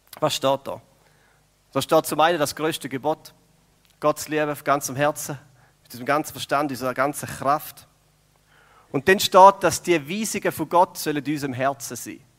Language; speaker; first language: German; native; German